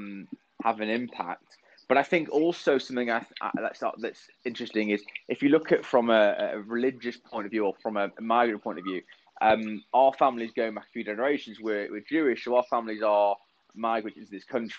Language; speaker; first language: English; native; English